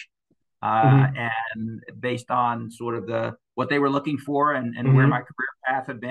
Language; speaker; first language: English; native; English